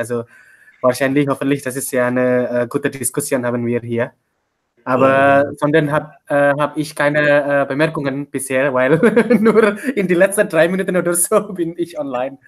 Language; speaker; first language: German; non-native, learner; Indonesian